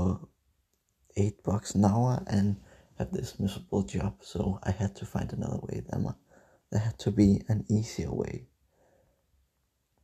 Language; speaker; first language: English; non-native, fluent; Danish